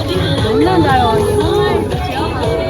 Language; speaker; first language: Japanese; native; Japanese